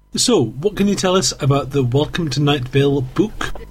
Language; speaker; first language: English; native; English